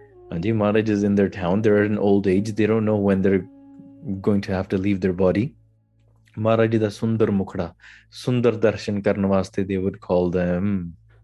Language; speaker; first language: English; early bilingual, other home language; Punjabi